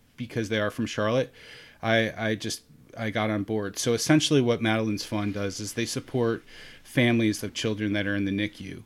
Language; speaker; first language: English; native; English